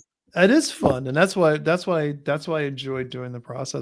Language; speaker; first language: English; native; English